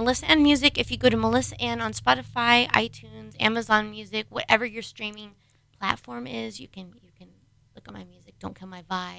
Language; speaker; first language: English; native; English